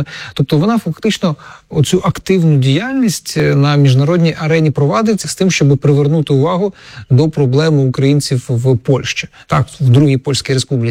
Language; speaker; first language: Ukrainian; native; Ukrainian